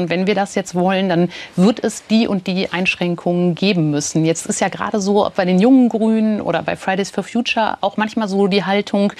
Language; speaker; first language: German; native; German